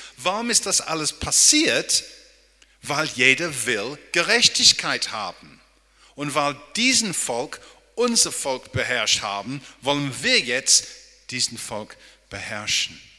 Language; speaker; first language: German; non-native, fluent; English